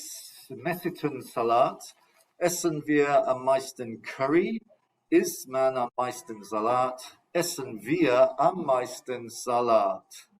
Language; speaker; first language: German; non-native, fluent; English